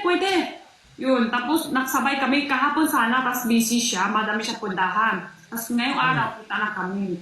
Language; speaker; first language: Filipino; non-native, learner; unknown